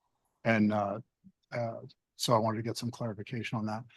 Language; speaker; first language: English; native; English